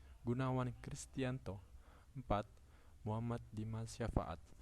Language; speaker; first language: Indonesian; native; Indonesian